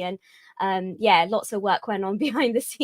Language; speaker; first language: English; native; English